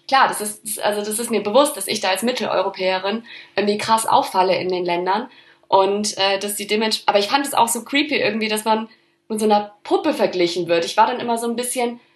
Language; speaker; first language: German; early bilingual, other home language; Polish